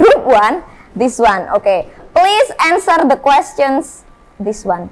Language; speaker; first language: English; non-native, fluent; Indonesian